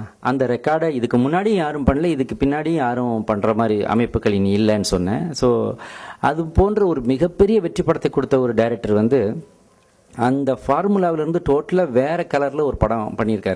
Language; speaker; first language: Tamil; native; Tamil